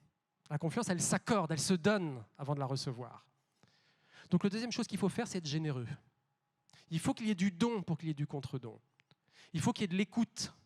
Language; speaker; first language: French; native; French